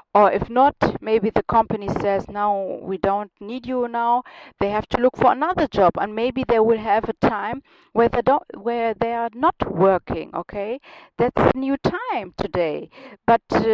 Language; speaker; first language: English; non-native, learner; German